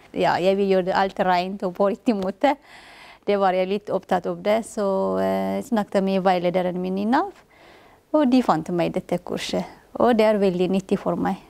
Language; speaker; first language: Norwegian; non-native, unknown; Amharic